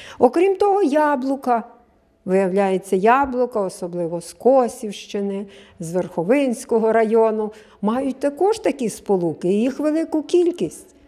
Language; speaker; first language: Ukrainian; native; Ukrainian